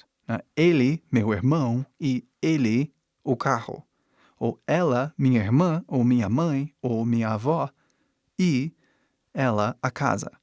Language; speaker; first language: Portuguese; non-native, fluent; English